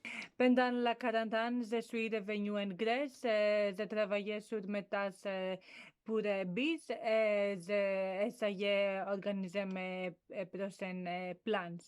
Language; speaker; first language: French; non-native, learner; Greek